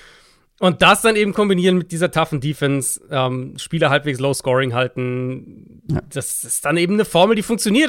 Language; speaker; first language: German; native; German